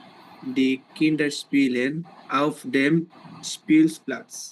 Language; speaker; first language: German; non-native, learner; Bangla